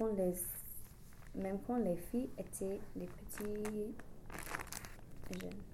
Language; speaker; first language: French; non-native, learner; English